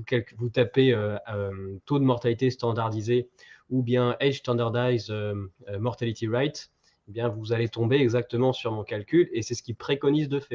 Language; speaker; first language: French; native; French